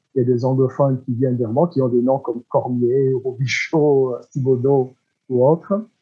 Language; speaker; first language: French; non-native, fluent; English